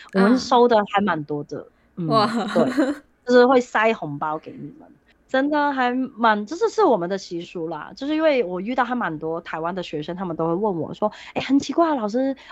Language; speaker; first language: Chinese; non-native, local second language; Cantonese